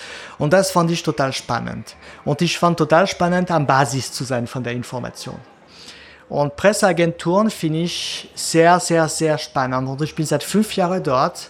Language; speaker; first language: German; non-native, fluent; French